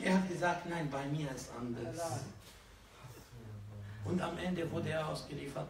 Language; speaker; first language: German; non-native, fluent; Arabic